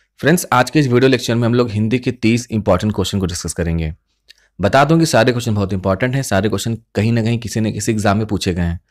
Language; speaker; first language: Hindi; native; Hindi